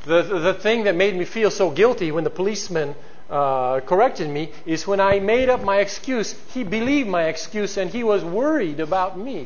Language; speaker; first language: English; native; English